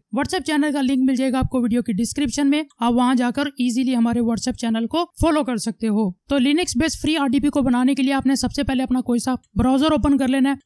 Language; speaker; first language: Urdu; native; Urdu